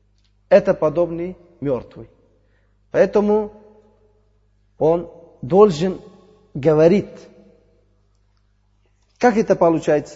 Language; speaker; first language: Russian; non-native, fluent; Uzbek